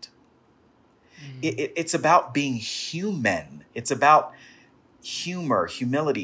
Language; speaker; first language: English; native; English